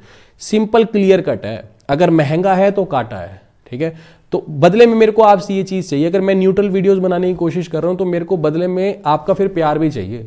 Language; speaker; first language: Hindi; native; Hindi